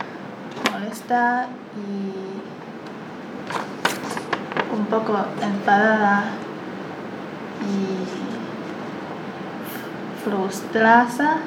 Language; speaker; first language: Spanish; non-native, learner; Chinese